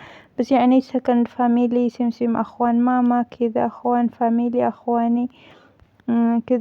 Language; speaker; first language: Arabic; non-native, learner; Amharic